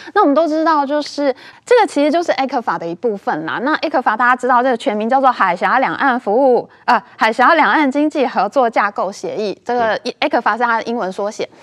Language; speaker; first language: Chinese; native; Chinese